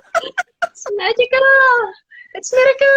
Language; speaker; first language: English; non-native, local second language; Indonesian